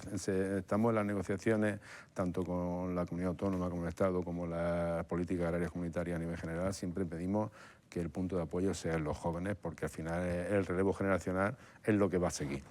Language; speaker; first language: Spanish; native; Spanish